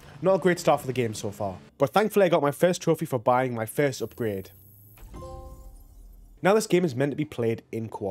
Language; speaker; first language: English; native; English